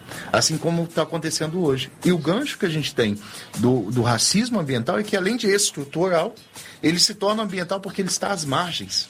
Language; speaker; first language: Portuguese; native; Portuguese